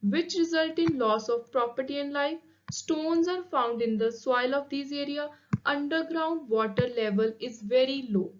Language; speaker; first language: English; non-native, local second language; Punjabi